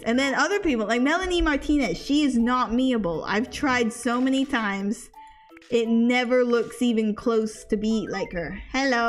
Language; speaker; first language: English; native; English